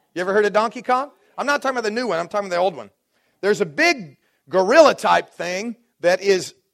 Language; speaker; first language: English; native; English